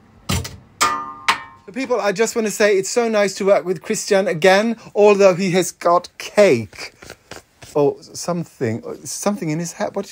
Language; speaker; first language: English; non-native, fluent; Swedish